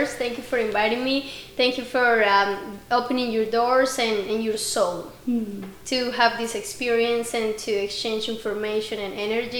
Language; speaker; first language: English; non-native, fluent; Spanish